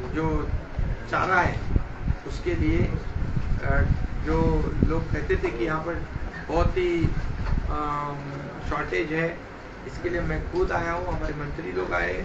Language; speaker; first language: Hindi; non-native, local second language; Marathi